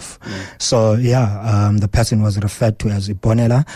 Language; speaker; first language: English; non-native, local second language; Xhosa